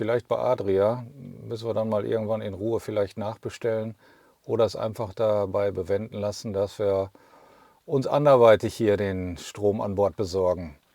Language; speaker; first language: German; native; German